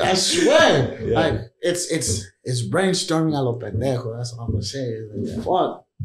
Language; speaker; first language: English; early bilingual, other home language; Spanish